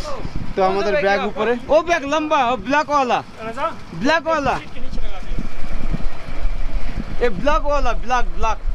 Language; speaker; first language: Hindi; non-native, learner; Bangla